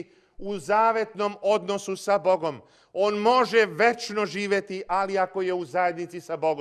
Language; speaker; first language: Croatian; native; Croatian